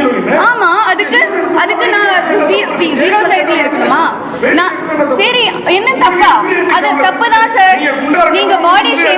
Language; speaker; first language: Tamil; non-native, fluent; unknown